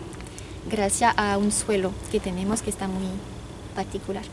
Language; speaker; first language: Spanish; non-native, fluent; French